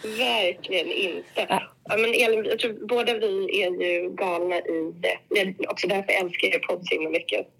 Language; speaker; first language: Swedish; native; Swedish